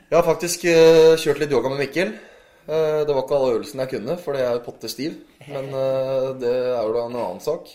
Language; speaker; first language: Norwegian; native; Norwegian